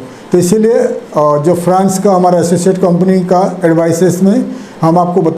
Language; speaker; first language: Hindi; non-native, local second language; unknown